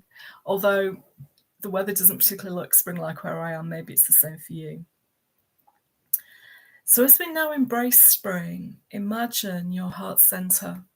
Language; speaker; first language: English; native; English